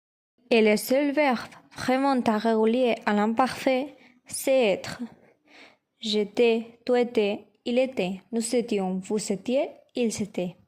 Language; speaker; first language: French; non-native, learner; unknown